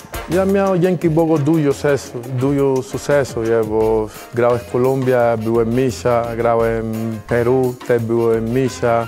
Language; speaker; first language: Polish; non-native, learner; Spanish